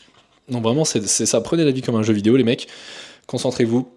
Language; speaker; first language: French; native; French